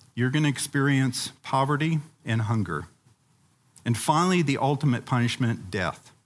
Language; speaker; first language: English; native; English